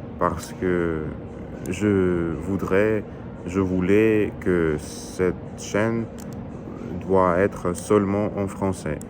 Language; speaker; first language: French; non-native, learner; Russian